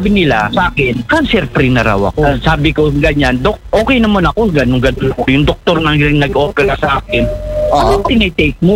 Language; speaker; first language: Filipino; non-native, local second language; Hiligaynon